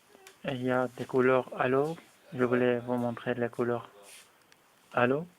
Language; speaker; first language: French; non-native, fluent; Arabic